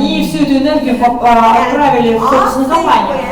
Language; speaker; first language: Russian; native; Russian